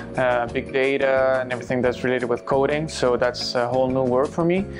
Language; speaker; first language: English; non-native, fluent; Spanish